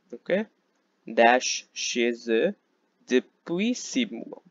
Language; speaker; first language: French; non-native, fluent; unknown